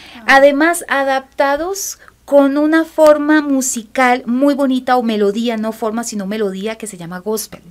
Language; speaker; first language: Spanish; native; Spanish